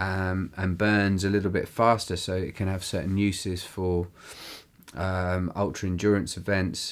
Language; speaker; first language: English; native; English